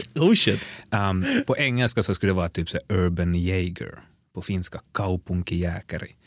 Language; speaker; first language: Swedish; native; Swedish